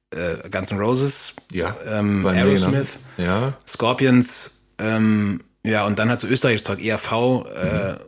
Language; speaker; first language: German; native; German